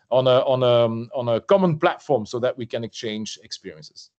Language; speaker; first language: English; non-native, fluent; French